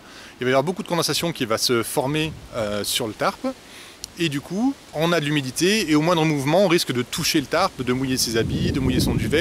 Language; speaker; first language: French; native; French